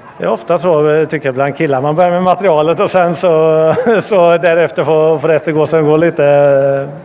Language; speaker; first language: Swedish; native; Swedish